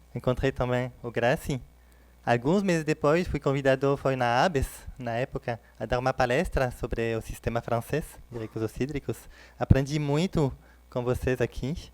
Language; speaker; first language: Portuguese; non-native, fluent; French